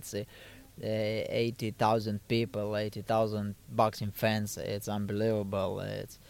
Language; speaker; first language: English; non-native, fluent; Ukrainian